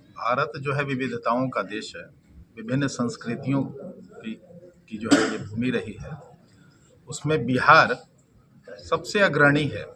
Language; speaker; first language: Hindi; non-native, local second language; Bhojpuri